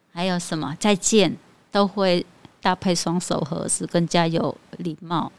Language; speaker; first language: Chinese; non-native, fluent; Khmer